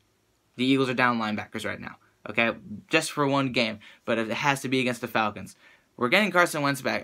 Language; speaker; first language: English; native; English